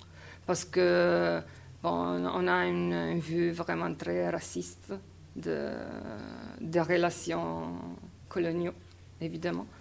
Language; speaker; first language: French; non-native, fluent; Italian